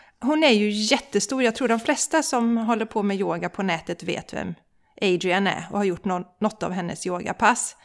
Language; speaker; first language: Swedish; native; Swedish